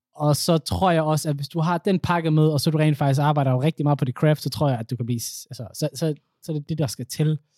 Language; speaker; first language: Danish; early bilingual, other home language; Somali